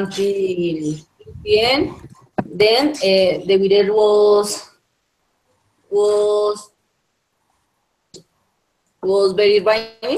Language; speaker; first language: English; non-native, learner; Spanish